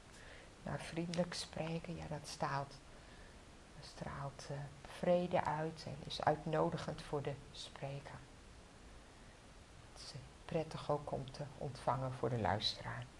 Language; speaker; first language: Dutch; native; Dutch